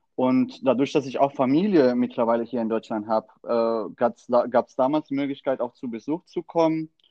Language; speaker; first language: German; non-native, fluent; Spanish